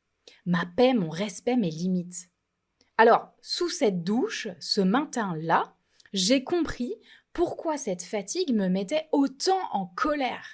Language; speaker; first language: French; native; French